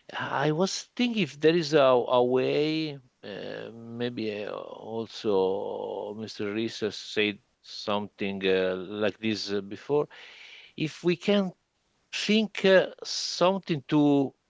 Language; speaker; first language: English; non-native, learner; Italian